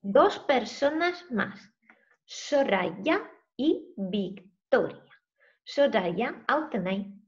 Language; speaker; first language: Spanish; non-native, fluent; Russian